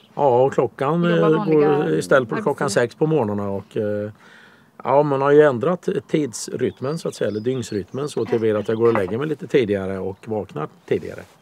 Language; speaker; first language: Swedish; native; Swedish